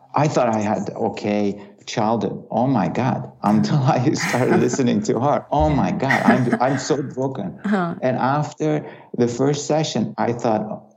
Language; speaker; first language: English; non-native, fluent; Turkish